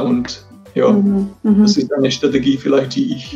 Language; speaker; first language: German; non-native, fluent; Czech